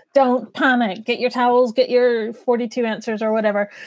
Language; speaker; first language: English; native; English